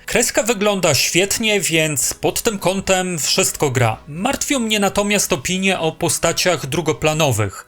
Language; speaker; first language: Polish; native; Polish